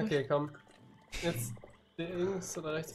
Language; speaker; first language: German; native; German